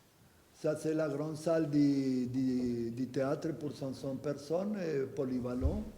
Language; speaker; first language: French; non-native, fluent; Spanish